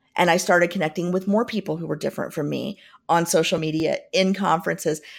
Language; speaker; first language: English; native; English